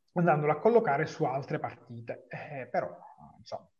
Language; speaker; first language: Italian; native; Italian